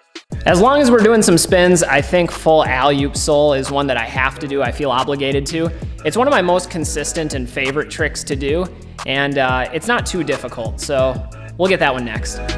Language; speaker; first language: English; native; English